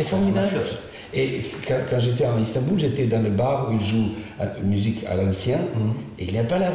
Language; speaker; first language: French; non-native, fluent; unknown